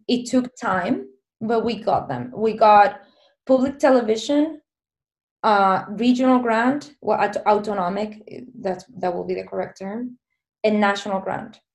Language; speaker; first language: English; non-native, fluent; Spanish